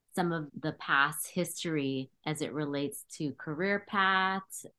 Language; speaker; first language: English; early bilingual, other home language; Khmer